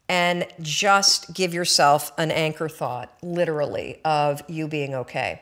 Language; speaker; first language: English; native; English